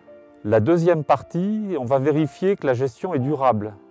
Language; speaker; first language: French; native; French